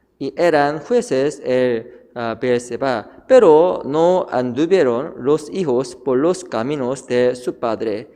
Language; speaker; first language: Spanish; non-native, learner; Korean